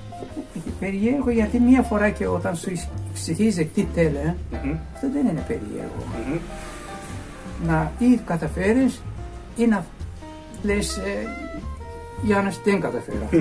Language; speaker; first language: Greek; non-native, learner; Persian